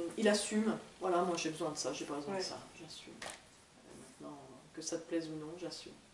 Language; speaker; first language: French; native; French